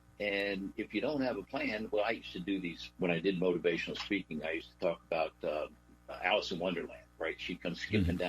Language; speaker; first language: English; native; English